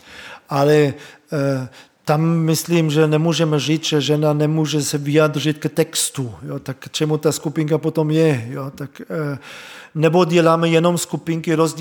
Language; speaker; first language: Czech; non-native, fluent; German